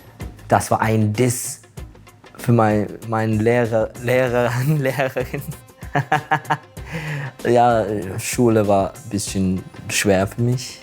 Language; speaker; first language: German; non-native, learner; Turkish